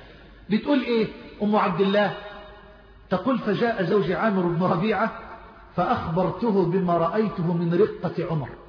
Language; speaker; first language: Arabic; native; Arabic